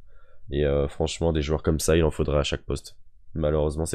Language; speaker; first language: French; native; French